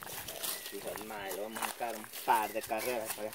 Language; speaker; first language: Spanish; native; Spanish